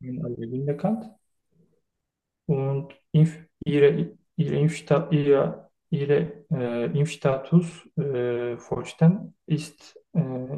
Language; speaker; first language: German; non-native, learner; Turkish